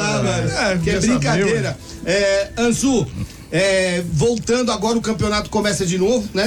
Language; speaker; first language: Portuguese; native; Portuguese